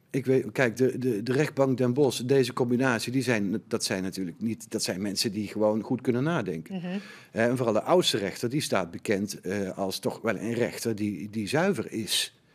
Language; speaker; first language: Dutch; native; Dutch